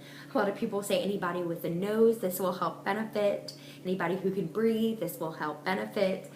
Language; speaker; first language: English; native; English